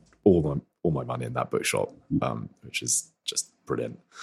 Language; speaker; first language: English; native; English